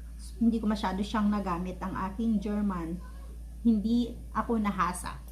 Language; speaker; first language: Filipino; native; Filipino